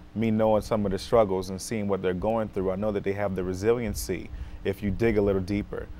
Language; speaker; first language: English; native; English